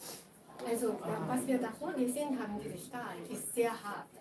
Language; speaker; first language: German; non-native, fluent; Japanese